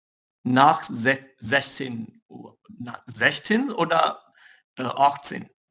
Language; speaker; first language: German; non-native, learner; Urdu